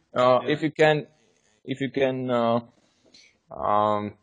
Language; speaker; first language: English; non-native, learner; Czech